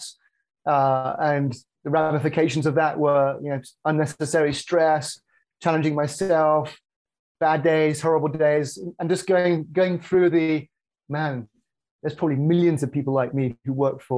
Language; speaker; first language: English; native; English